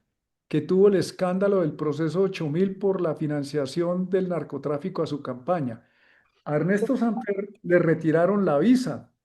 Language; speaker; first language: Spanish; native; Spanish